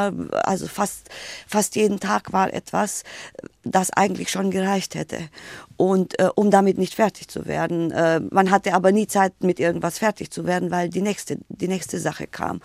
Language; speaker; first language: German; native; German